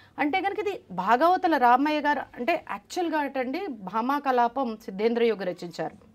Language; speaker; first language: Telugu; non-native, local second language; Malayalam